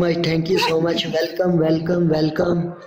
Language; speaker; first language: English; non-native, learner; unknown